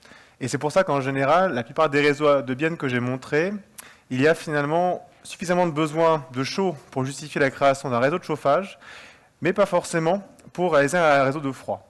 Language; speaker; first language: French; native; French